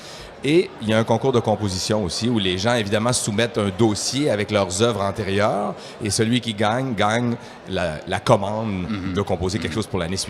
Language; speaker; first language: French; native; French